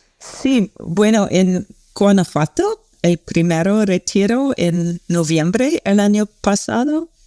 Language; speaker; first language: Spanish; non-native, learner; English